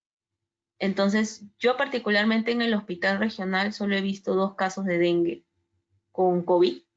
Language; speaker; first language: Spanish; native; Spanish